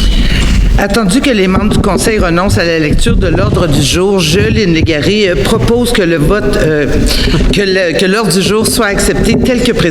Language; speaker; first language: French; native; French